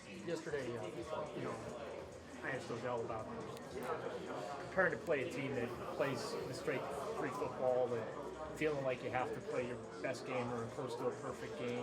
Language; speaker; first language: English; native; English